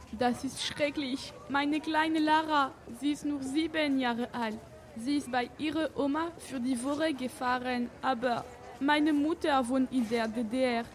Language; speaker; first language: German; non-native, learner; French